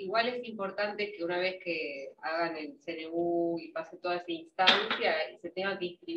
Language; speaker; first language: Spanish; native; Spanish